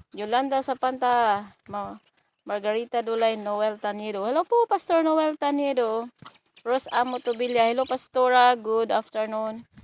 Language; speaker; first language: Filipino; native; Filipino